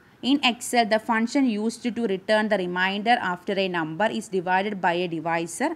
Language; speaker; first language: English; non-native, local second language; Malayalam